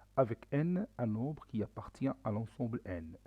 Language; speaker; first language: French; non-native, local second language; Arabic